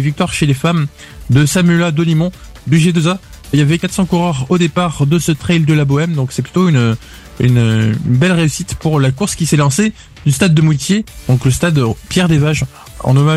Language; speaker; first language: French; native; French